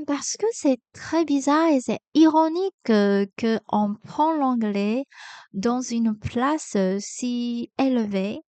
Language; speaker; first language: French; non-native, fluent; Chinese